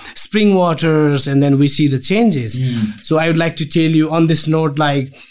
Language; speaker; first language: English; non-native, local second language; Nepali